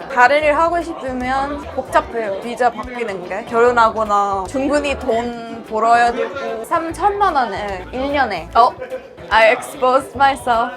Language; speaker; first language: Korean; non-native, fluent; English